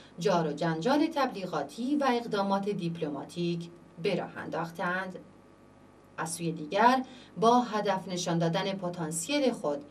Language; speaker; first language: Persian; non-native, local second language; Central Kurdish